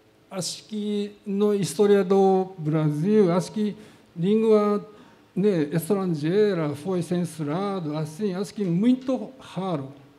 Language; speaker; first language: Portuguese; non-native, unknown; Japanese